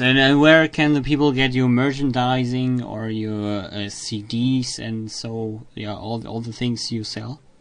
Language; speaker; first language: English; non-native, learner; German